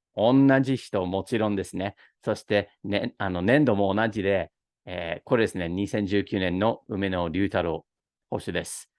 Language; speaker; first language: Japanese; non-native, fluent; English